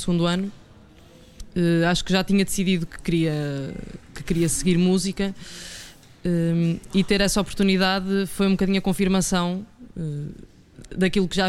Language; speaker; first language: Portuguese; native; Portuguese